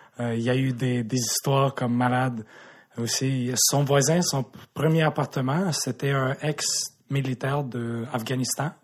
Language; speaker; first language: French; early bilingual, other home language; Russian